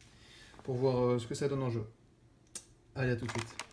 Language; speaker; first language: French; native; French